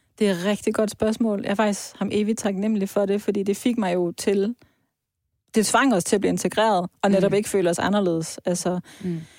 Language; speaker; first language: Danish; early bilingual, other home language; Persian